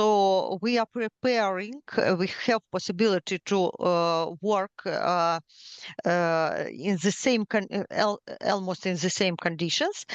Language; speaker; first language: English; non-native, learner; Ukrainian